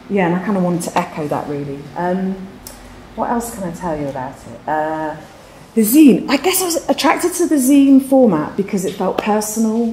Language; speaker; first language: English; native; English